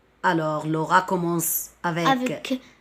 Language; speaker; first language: French; non-native, local second language; Arabic